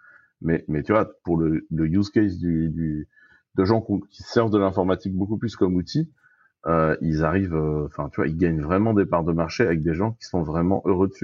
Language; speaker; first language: French; native; French